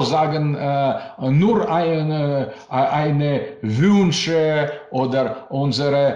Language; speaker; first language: German; non-native, learner; Russian